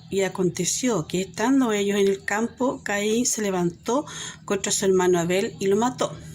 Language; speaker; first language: Spanish; native; Spanish